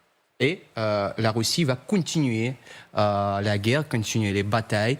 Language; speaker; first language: French; non-native, fluent; Russian